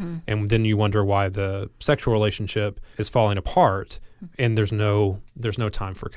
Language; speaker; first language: English; native; English